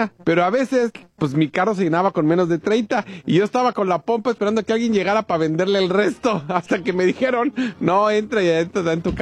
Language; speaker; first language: Spanish; native; Spanish